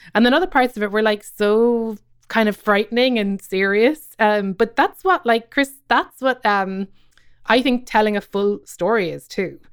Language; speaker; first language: English; native; English